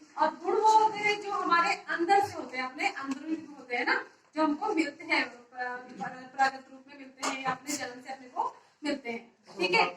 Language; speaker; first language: Hindi; native; Hindi